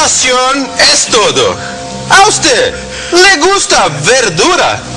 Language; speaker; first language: Spanish; non-native, learner; Portuguese